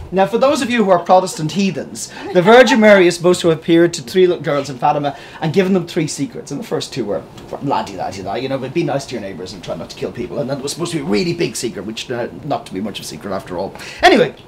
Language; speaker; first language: English; native; English